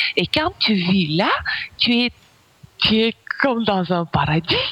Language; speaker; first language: French; non-native, fluent; Ukrainian